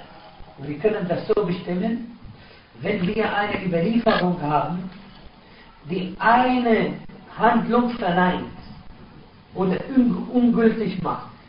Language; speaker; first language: German; non-native, fluent; Arabic